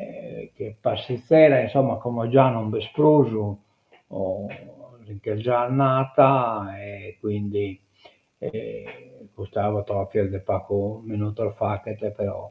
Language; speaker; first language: Italian; non-native, local second language; Sardinian